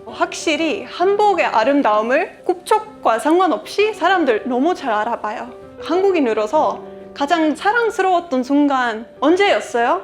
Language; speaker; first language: Korean; non-native, fluent; Estonian